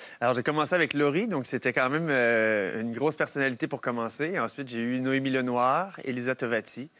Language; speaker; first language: French; native; French